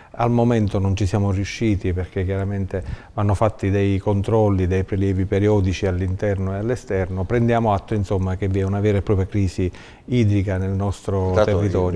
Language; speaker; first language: Italian; native; Italian